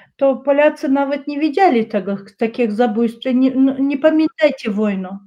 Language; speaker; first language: Polish; non-native, learner; Russian